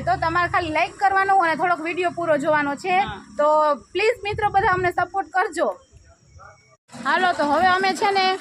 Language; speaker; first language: Gujarati; native; Gujarati